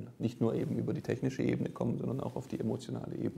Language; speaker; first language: German; native; German